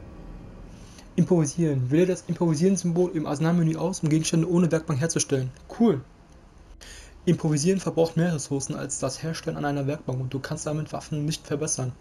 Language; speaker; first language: German; native; German